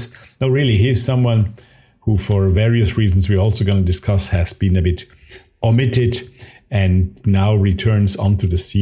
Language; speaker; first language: English; non-native, fluent; German